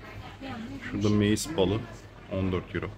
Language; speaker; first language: Turkish; native; Turkish